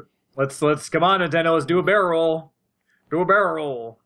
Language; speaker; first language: English; native; English